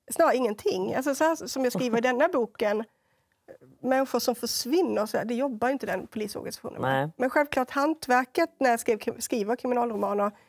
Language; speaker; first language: Swedish; native; Swedish